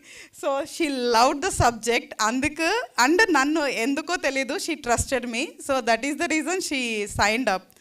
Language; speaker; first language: Telugu; native; Telugu